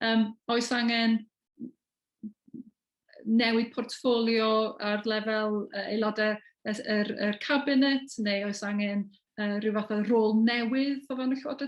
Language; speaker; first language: Welsh; native; Welsh